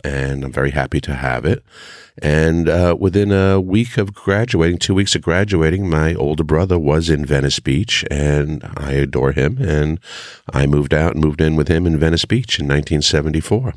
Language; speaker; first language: English; native; English